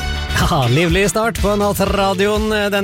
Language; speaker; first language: Norwegian; native; Norwegian